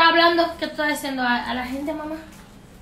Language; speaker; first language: Spanish; non-native, learner; Haitian Creole